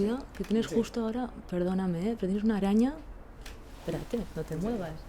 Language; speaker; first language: Spanish; native; Spanish